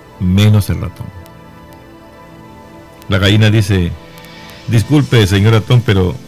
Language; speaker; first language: Spanish; native; Spanish